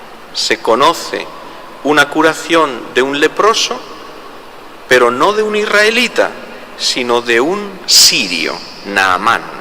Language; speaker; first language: Spanish; native; Spanish